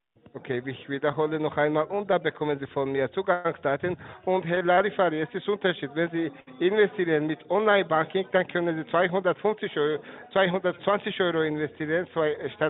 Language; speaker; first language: German; non-native, learner; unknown